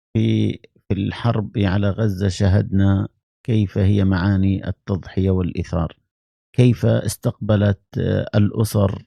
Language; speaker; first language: Arabic; native; Arabic